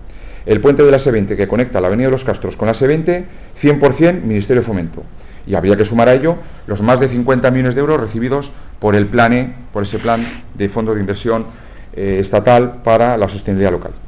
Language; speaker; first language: Spanish; native; Spanish